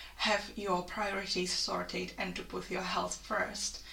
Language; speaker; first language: English; non-native, fluent; Czech